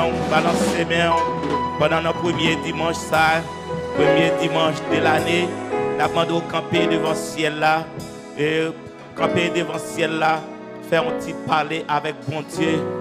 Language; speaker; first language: French; native; French